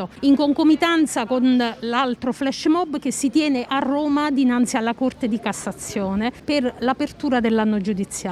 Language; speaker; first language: Italian; native; Italian